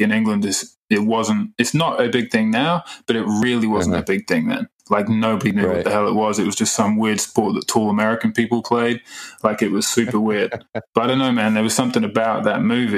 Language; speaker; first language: English; native; English